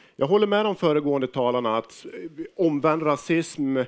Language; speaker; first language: Swedish; native; Swedish